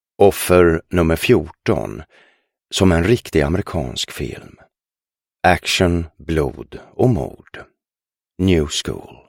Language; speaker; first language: Swedish; native; Swedish